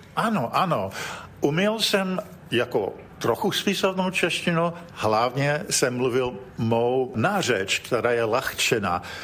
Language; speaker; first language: Czech; early bilingual, heritage; English